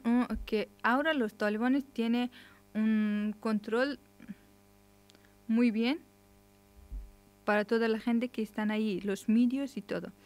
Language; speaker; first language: Spanish; non-native, learner; Persian